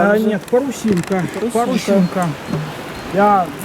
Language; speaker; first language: Russian; native; Russian